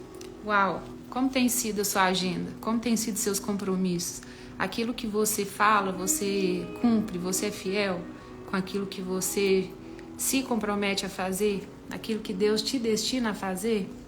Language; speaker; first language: Portuguese; native; Portuguese